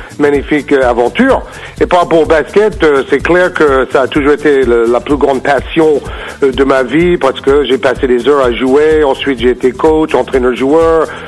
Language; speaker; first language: French; non-native, fluent; English